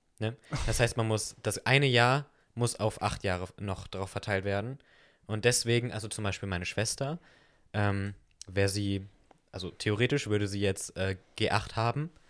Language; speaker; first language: German; native; German